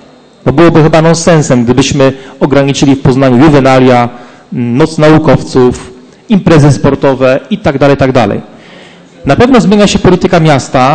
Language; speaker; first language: Polish; native; Polish